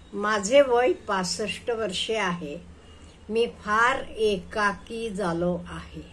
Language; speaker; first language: Marathi; non-native, fluent; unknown